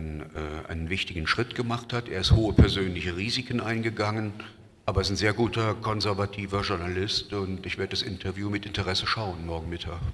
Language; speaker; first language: German; native; German